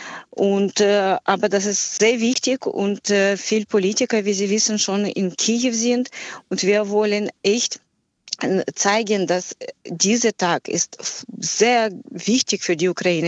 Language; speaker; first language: German; non-native, fluent; Ukrainian